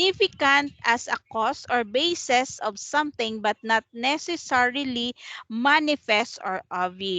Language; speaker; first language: English; non-native, fluent; Vietnamese